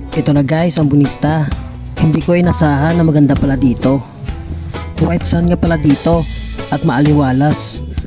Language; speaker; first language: Filipino; non-native, local second language; Hiligaynon